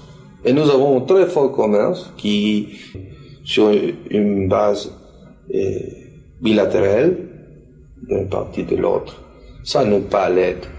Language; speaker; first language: French; non-native, fluent; Spanish